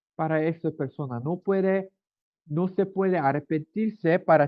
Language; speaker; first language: Spanish; non-native, learner; Korean